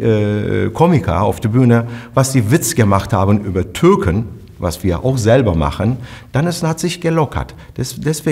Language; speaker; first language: German; non-native, fluent; Turkish